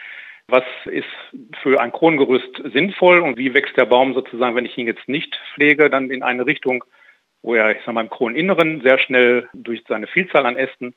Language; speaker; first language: German; native; German